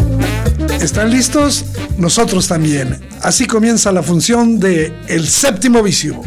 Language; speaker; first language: Spanish; native; Spanish